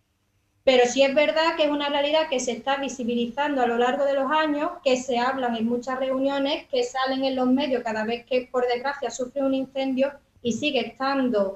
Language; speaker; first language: Spanish; native; Spanish